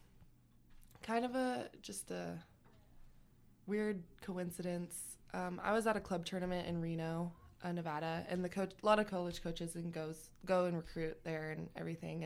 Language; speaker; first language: English; native; English